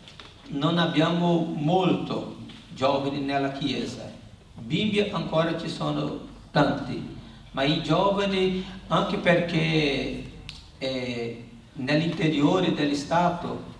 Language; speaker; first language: Italian; non-native, learner; Portuguese